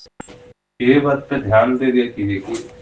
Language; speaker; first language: Hindi; native; Hindi